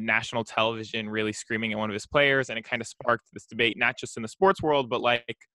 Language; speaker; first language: English; native; English